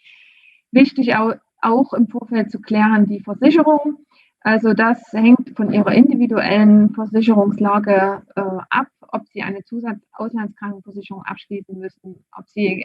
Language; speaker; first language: German; native; German